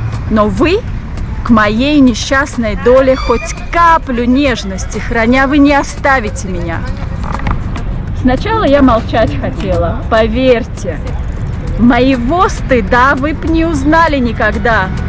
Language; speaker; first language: Russian; native; Russian